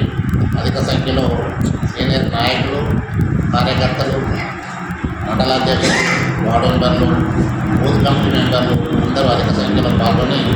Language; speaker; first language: Telugu; native; Telugu